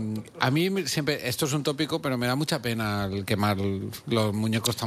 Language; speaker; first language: Spanish; native; Spanish